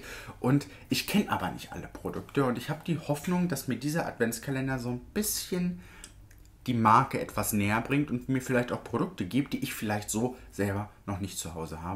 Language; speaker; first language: German; native; German